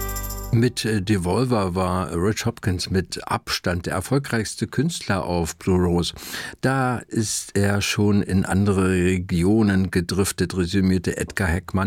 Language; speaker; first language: German; native; German